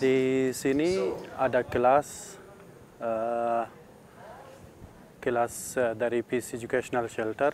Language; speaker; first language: Indonesian; non-native, learner; Persian